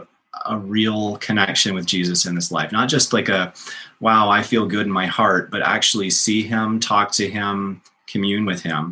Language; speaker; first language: English; native; English